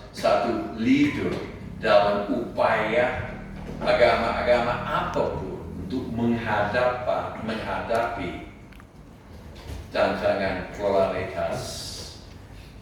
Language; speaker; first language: Indonesian; non-native, fluent; English